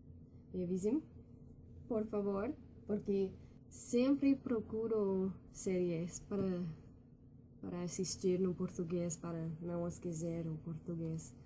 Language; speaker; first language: Portuguese; non-native, learner; English